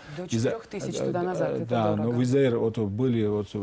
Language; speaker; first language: Russian; non-native, local second language; Georgian